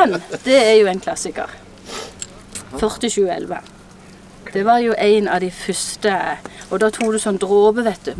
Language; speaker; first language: Norwegian; native; Norwegian